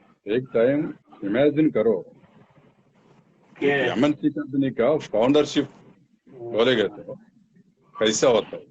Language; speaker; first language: Hindi; non-native, local second language; Telugu